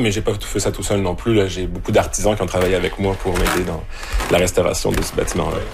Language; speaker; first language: French; native; French